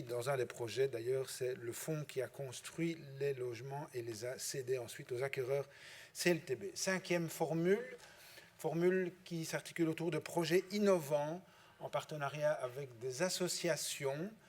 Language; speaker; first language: French; native; French